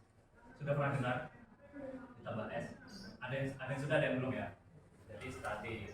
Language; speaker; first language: Indonesian; native; Indonesian